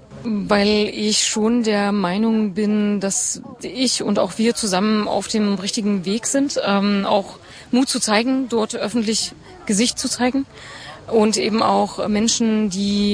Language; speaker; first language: German; native; German